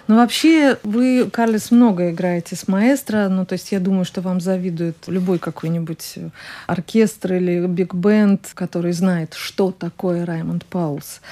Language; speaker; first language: Russian; native; Russian